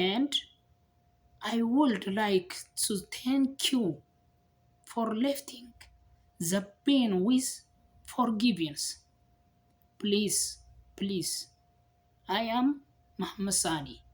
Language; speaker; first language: English; non-native, learner; Amharic